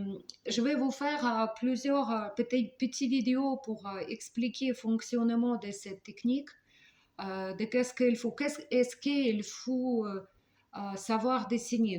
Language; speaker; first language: French; non-native, fluent; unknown